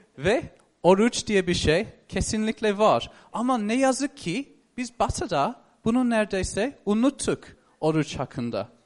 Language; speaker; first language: Turkish; non-native, fluent; English